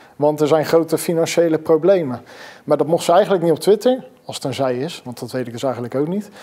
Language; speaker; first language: Dutch; native; Dutch